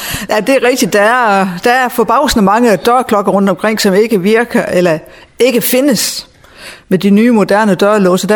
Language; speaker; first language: Danish; native; Danish